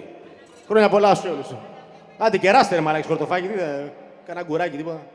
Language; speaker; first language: Greek; native; Greek